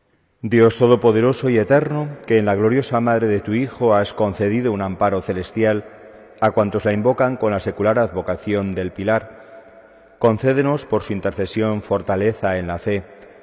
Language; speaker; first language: Spanish; native; Spanish